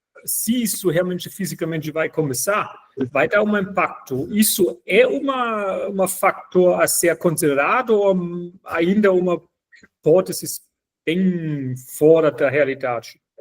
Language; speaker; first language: Portuguese; non-native, fluent; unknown